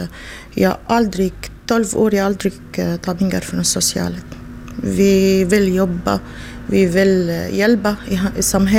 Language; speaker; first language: Swedish; non-native, learner; Arabic